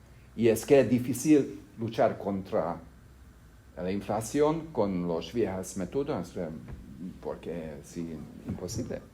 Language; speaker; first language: Spanish; non-native, fluent; Hungarian